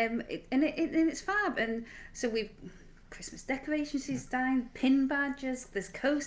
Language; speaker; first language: English; native; English